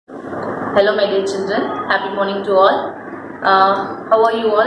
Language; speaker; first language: English; non-native, local second language; Tamil